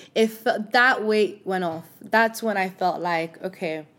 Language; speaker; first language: English; non-native, local second language; Yoruba